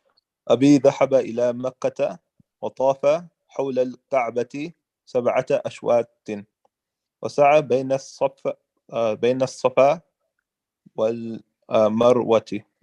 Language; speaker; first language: Arabic; non-native, learner; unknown